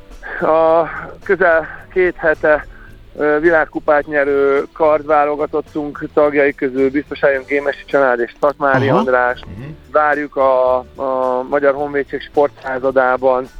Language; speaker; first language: Hungarian; native; Hungarian